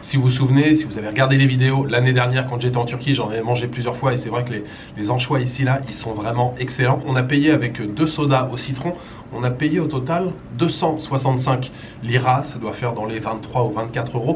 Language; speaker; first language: French; native; French